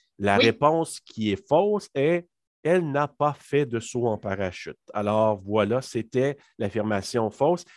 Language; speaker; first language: French; native; French